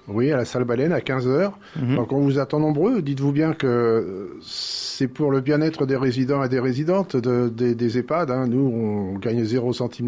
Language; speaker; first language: French; native; French